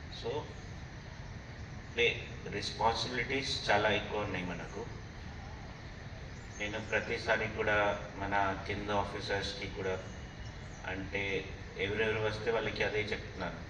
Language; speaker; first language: Telugu; non-native, local second language; Hindi